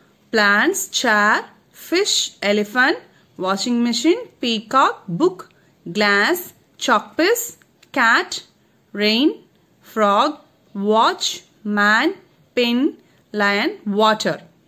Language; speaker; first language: English; non-native, local second language; Tamil